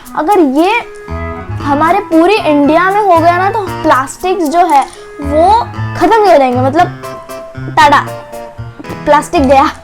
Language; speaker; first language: Hindi; non-native, local second language; Marathi